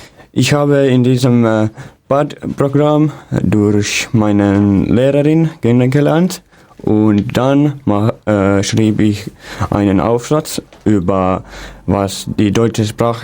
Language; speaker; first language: German; non-native, fluent; Finnish